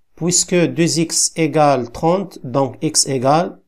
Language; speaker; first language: French; non-native, local second language; Arabic